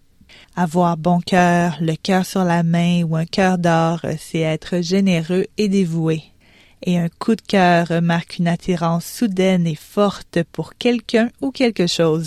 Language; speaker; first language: French; native; French